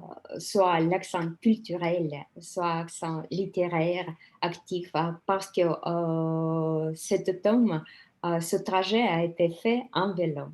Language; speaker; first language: French; non-native, fluent; Russian